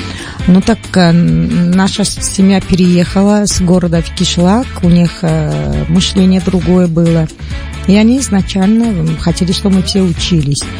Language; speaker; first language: Russian; non-native, local second language; Tajik